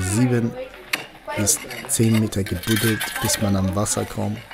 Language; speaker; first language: German; non-native, local second language; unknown